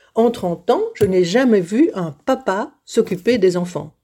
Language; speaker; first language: French; native; French